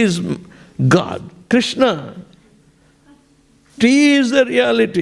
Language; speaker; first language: English; non-native, local second language; Gujarati